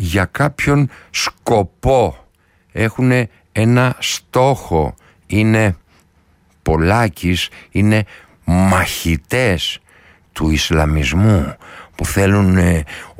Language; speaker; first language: Greek; native; Greek